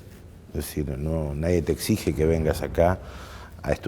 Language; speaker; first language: Spanish; native; Spanish